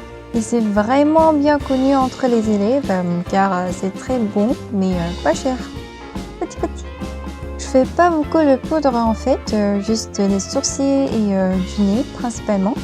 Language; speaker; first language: French; non-native, learner; Korean